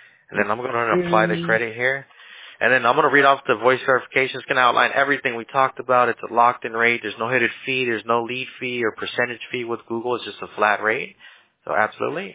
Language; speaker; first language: English; early bilingual, other home language; Spanish